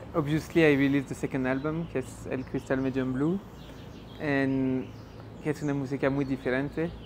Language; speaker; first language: Spanish; non-native, learner; French